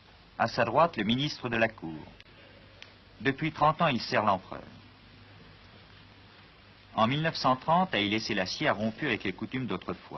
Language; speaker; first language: French; native; French